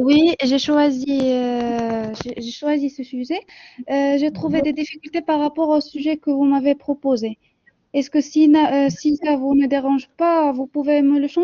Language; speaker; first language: French; non-native, local second language; Arabic